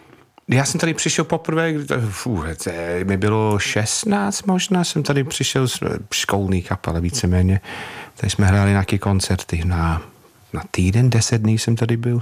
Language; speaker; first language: Czech; non-native, fluent; English